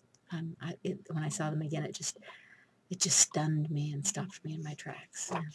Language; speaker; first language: English; native; English